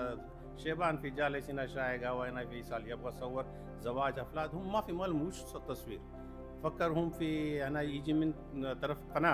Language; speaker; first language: Arabic; non-native, learner; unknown